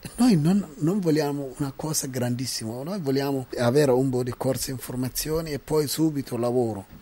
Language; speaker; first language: Italian; non-native, learner; Arabic